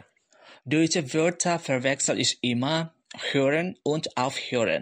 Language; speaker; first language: German; non-native, fluent; Indonesian